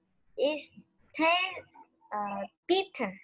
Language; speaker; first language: English; non-native, learner; Vietnamese